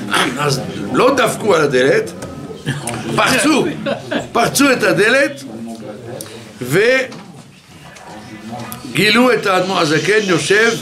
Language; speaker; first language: Hebrew; non-native, fluent; French